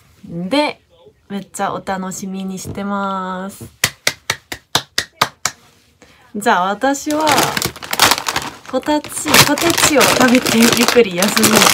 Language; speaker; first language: Japanese; non-native, learner; Korean